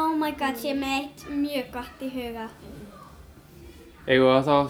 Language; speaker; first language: Icelandic; early bilingual, other home language; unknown